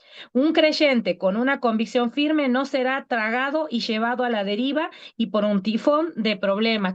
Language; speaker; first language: Spanish; native; Spanish